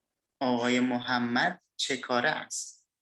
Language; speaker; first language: Persian; non-native, fluent; Indonesian